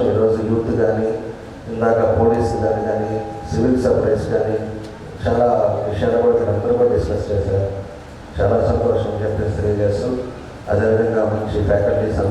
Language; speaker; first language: Telugu; native; Telugu